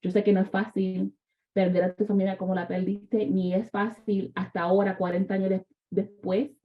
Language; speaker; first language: Spanish; early bilingual, heritage; Spanish